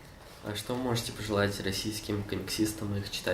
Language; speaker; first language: Russian; native; Russian